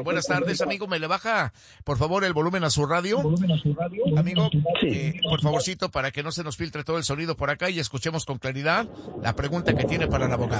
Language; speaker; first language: Spanish; native; Spanish